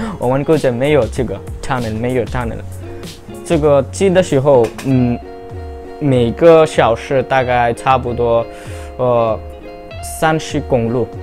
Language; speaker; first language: Chinese; non-native, learner; Bangla